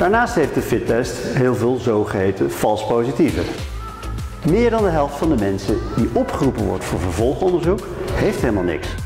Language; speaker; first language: Dutch; native; Dutch